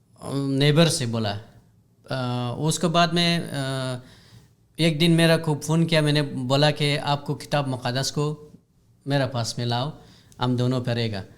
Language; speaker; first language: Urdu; non-native, learner; Hazaragi